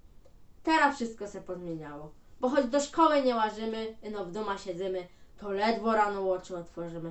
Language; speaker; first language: Polish; native; Polish